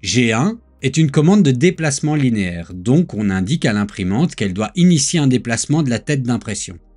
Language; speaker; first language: French; native; French